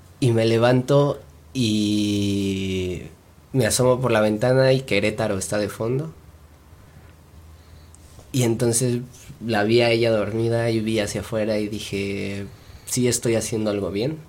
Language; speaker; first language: Spanish; native; Spanish